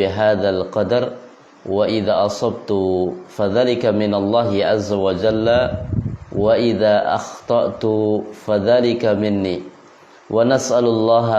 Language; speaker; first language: Arabic; non-native, fluent; Indonesian